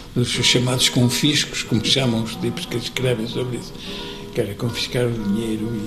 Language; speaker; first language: Portuguese; native; Portuguese